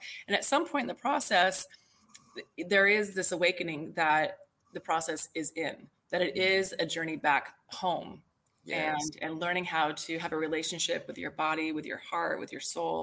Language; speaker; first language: English; native; English